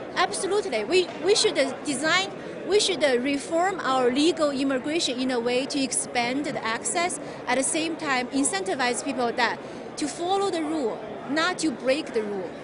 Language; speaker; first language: English; non-native, fluent; Chinese